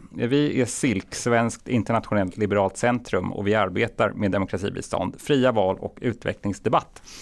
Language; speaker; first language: Swedish; native; Swedish